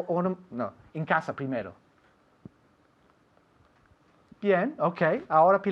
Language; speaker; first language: Spanish; non-native, fluent; English